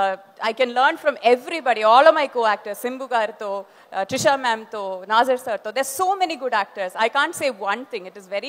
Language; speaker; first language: Telugu; non-native, fluent; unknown